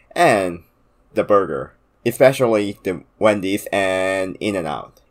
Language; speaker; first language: English; non-native, fluent; Korean